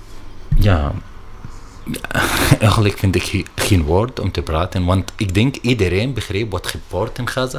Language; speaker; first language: Dutch; non-native, learner; Arabic